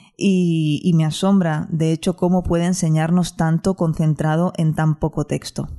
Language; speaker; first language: Spanish; non-native, local second language; Catalan